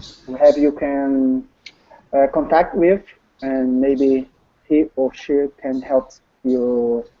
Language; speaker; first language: English; non-native, learner; Portuguese